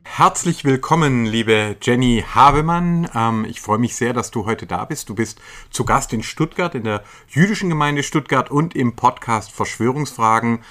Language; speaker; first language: German; native; German